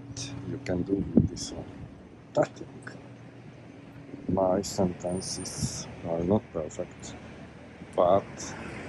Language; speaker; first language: English; non-native, learner; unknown